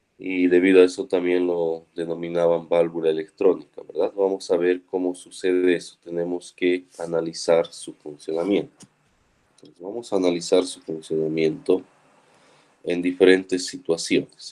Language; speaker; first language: Spanish; native; Spanish